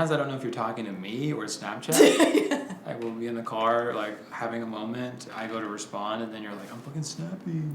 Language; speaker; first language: English; native; English